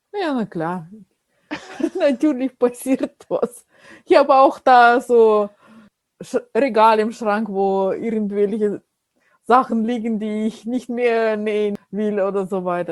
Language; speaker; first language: German; non-native, fluent; Russian